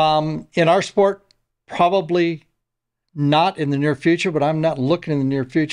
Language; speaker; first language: English; native; English